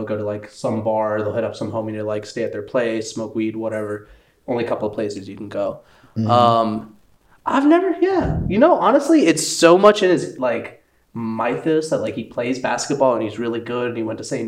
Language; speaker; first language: English; native; English